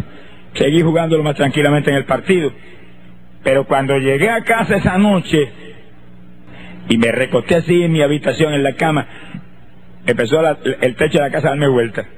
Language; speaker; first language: Spanish; native; Spanish